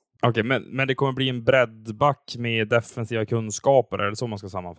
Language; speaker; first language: Swedish; native; Swedish